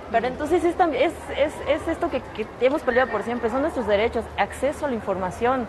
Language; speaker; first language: Spanish; non-native, local second language; Yucateco